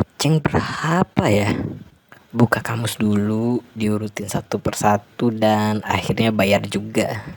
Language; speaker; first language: Indonesian; non-native, local second language; Minangkabau